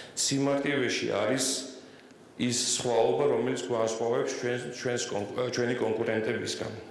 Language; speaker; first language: Georgian; non-native, local second language; Russian